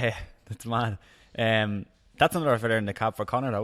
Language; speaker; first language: English; native; English